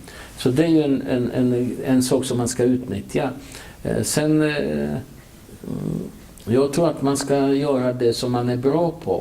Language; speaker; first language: Swedish; non-native, fluent; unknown